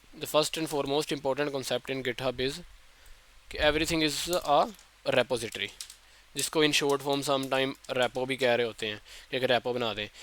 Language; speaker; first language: Urdu; native; Urdu